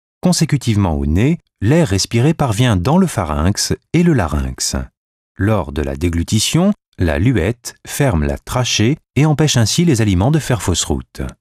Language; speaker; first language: French; native; French